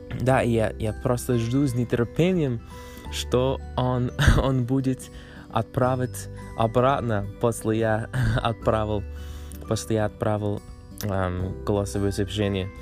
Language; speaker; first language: Russian; non-native, learner; English